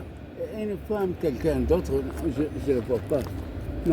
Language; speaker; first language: French; non-native, learner; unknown